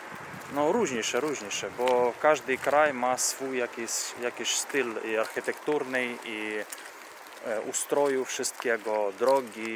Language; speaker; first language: Polish; non-native, fluent; Russian